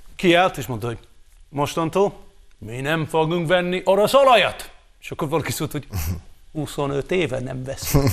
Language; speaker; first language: Hungarian; non-native, fluent; English